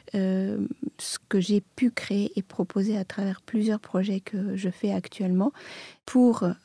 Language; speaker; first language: French; non-native, fluent; Serbian